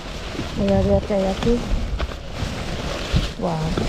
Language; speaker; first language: Spanish; non-native, learner; Filipino